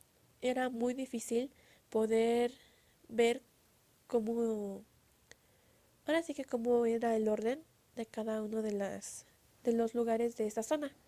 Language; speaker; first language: Spanish; native; Spanish